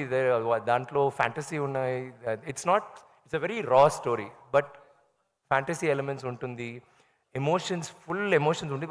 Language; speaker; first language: Telugu; non-native, learner; Tamil